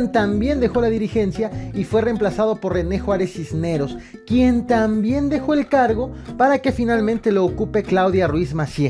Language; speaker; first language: Spanish; native; Spanish